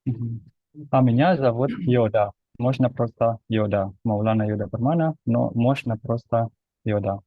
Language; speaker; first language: Russian; non-native, fluent; Indonesian